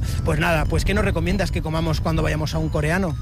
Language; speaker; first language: Spanish; native; Spanish